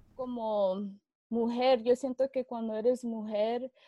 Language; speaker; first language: Spanish; early bilingual, heritage; Spanish